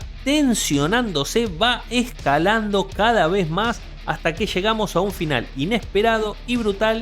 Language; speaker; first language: Spanish; native; Spanish